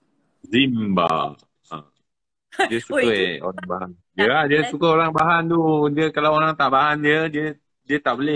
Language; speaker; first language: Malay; non-native, local second language; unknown